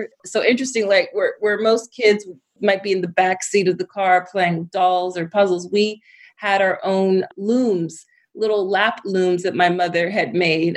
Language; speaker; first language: English; native; English